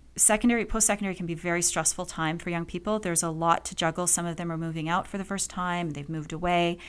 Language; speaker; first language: English; native; English